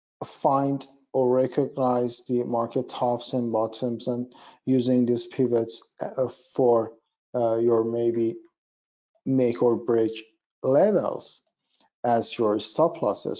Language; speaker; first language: English; non-native, fluent; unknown